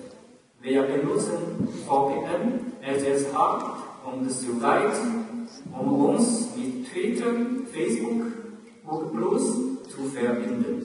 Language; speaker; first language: German; non-native, learner; Chinese